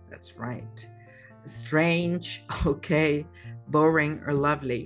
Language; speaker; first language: English; non-native, fluent; Spanish